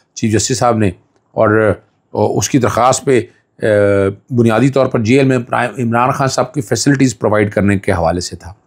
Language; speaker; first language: Urdu; non-native, local second language; Punjabi